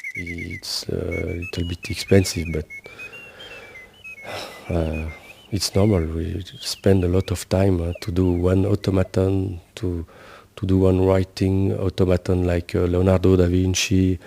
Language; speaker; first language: English; non-native, learner; French